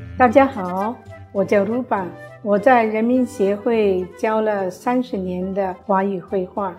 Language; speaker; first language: Chinese; early bilingual, other home language; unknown